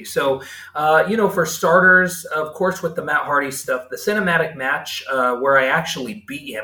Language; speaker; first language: English; native; English